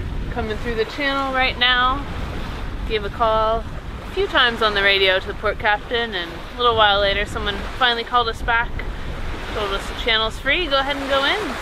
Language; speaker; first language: English; native; English